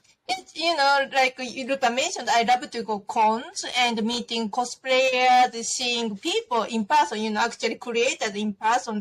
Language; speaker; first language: English; non-native, fluent; Japanese